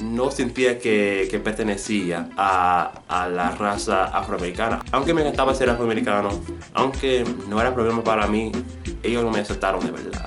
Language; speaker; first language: Spanish; non-native, fluent; English